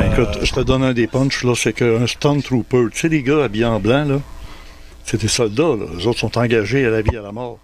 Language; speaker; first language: French; native; French